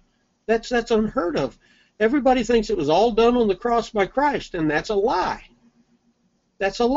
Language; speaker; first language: English; native; English